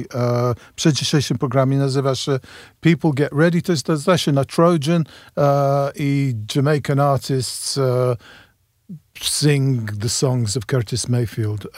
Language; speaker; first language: Polish; non-native, fluent; English